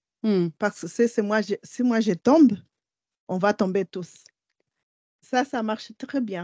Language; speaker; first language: French; non-native, learner; Portuguese